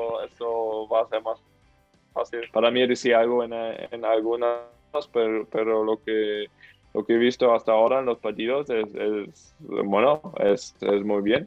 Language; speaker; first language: Spanish; non-native, fluent; German